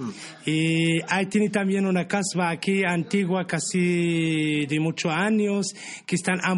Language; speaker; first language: Spanish; non-native, learner; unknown